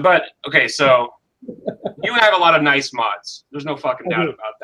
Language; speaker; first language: English; native; English